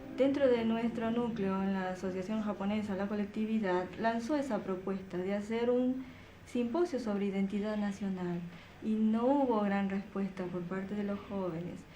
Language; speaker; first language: Spanish; native; Spanish